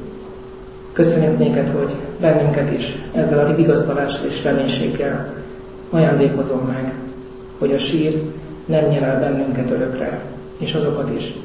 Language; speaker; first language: Hungarian; native; Hungarian